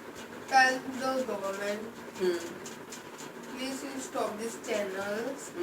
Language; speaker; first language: English; non-native, local second language; Hindi